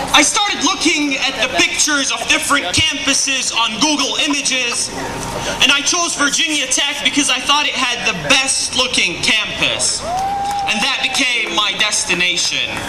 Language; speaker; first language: English; non-native, fluent; Arabic